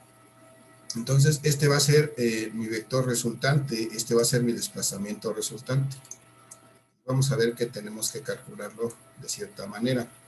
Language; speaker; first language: Spanish; native; Spanish